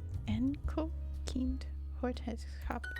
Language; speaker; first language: Dutch; non-native, learner; English